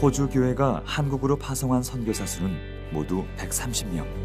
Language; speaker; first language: Korean; native; Korean